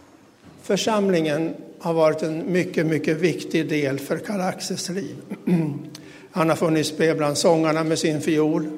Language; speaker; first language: Swedish; native; Swedish